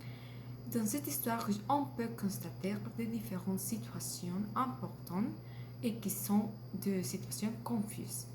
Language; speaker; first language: French; non-native, learner; Spanish